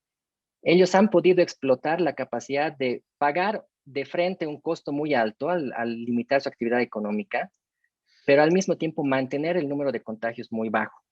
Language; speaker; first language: Spanish; native; Spanish